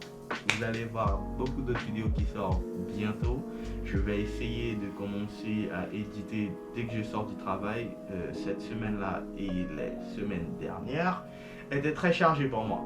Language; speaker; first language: French; non-native, fluent; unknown